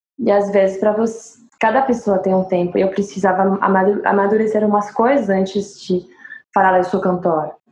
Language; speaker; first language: Portuguese; non-native, fluent; French